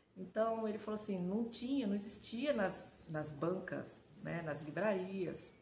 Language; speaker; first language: Portuguese; early bilingual, other home language; Japanese